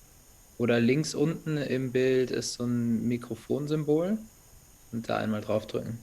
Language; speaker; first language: German; native; German